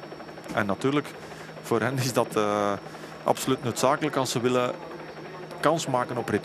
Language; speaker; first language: Dutch; native; Dutch